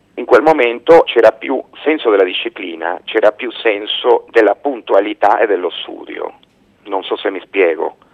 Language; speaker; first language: Italian; non-native, fluent; Spanish